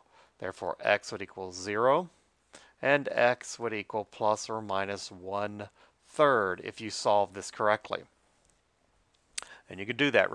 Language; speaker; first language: English; native; English